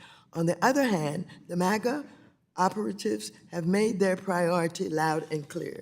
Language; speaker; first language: English; native; English